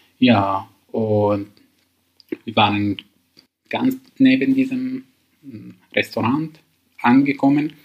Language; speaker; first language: German; non-native, learner; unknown